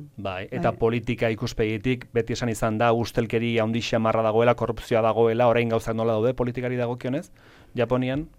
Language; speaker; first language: Basque; native; Basque